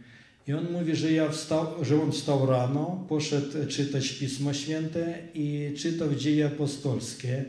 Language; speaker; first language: Polish; non-native, fluent; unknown